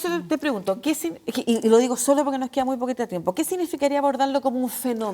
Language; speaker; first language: Spanish; native; Spanish